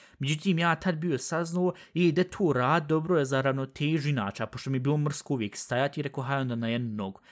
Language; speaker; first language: Bosnian; early bilingual, heritage; Bosnian